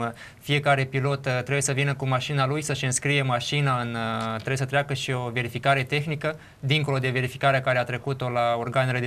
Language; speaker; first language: Romanian; native; Romanian